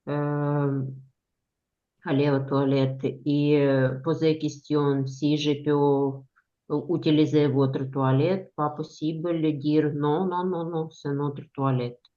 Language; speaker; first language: French; non-native, learner; Ukrainian